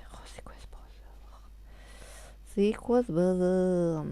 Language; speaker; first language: French; native; French